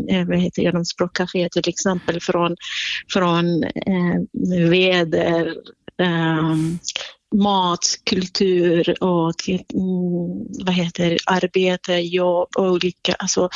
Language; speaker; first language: Swedish; non-native, fluent; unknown